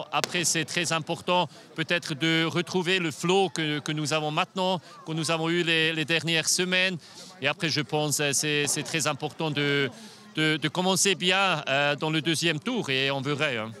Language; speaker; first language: French; non-native, local second language; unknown